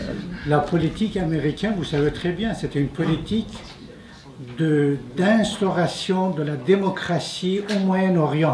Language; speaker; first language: French; non-native, fluent; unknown